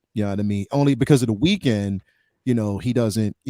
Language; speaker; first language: English; native; English